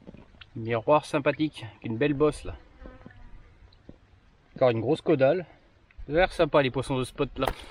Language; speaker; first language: French; native; French